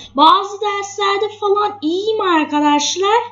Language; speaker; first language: Turkish; early bilingual, other home language; English